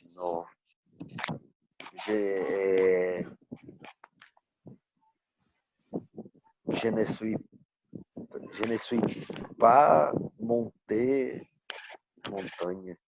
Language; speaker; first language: French; non-native, learner; Portuguese